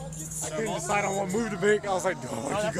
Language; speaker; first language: English; native; English